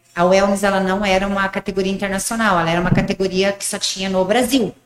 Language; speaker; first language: Portuguese; early bilingual, heritage; Portuguese